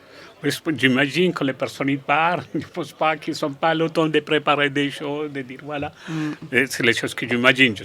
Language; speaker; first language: French; non-native, fluent; Spanish